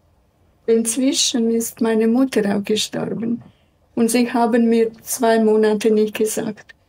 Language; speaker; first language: German; non-native, fluent; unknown